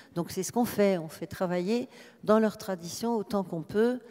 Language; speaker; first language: French; native; French